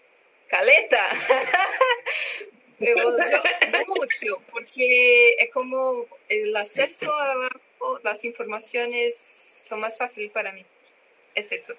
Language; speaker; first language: Spanish; non-native, learner; Portuguese